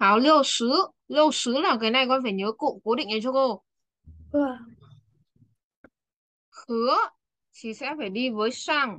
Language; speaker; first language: Chinese; non-native, fluent; Vietnamese